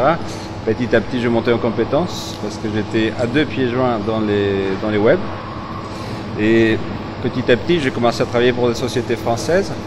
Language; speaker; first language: French; non-native, fluent; Spanish